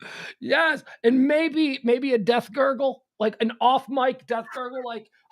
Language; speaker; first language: English; native; English